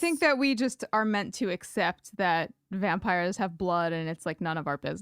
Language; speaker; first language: English; native; English